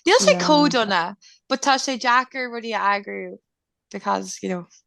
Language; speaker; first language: Irish; non-native, local second language; English